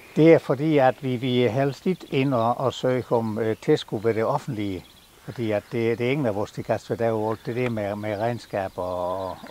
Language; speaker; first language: Danish; native; Danish